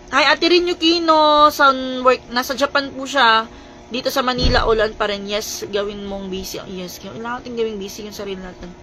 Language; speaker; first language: Filipino; non-native, local second language; Cebuano